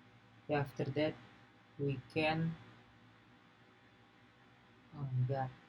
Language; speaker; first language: English; non-native, learner; Indonesian